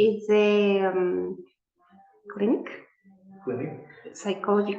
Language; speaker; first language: English; non-native, learner; Spanish